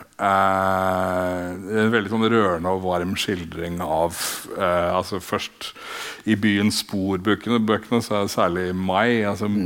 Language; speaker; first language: Norwegian; native; Norwegian